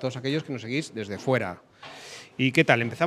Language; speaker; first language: Spanish; native; Spanish